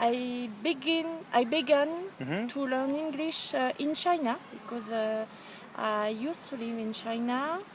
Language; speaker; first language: English; non-native, learner; French